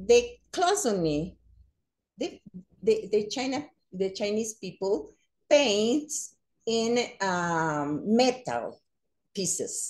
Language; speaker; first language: English; non-native, learner; Spanish